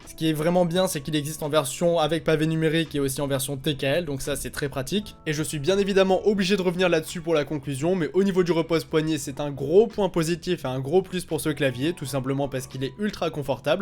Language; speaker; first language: French; native; French